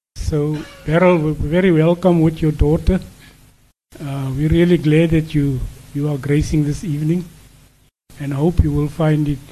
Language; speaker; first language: English; non-native, local second language; Afrikaans